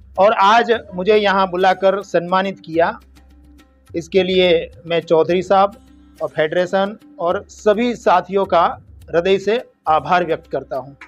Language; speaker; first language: Hindi; non-native, local second language; Gujarati